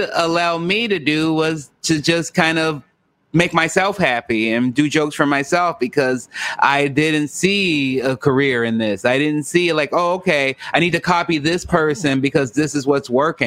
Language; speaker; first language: English; native; English